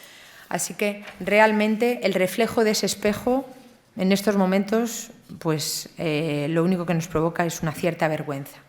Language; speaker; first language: Spanish; native; Spanish